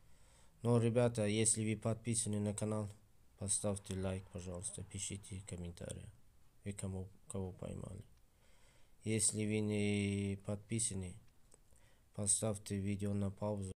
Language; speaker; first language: Russian; non-native, fluent; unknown